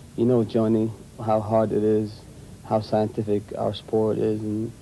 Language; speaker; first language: English; non-native, fluent; Arabic